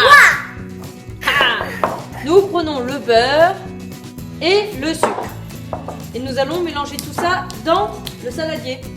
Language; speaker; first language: French; native; French